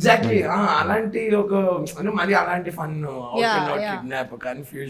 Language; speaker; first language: Telugu; native; Telugu